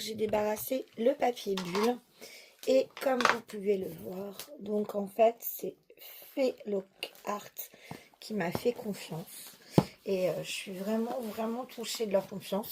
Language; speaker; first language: French; native; French